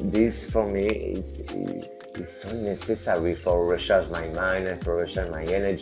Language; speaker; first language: English; non-native, learner; French